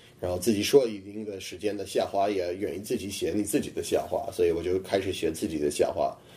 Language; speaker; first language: Chinese; non-native, fluent; English